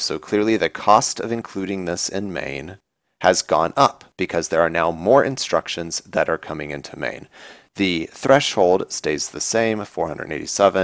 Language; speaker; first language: English; native; English